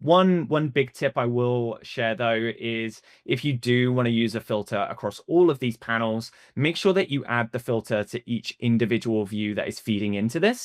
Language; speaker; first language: English; native; English